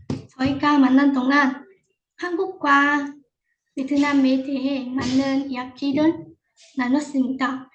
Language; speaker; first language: Korean; non-native, fluent; Vietnamese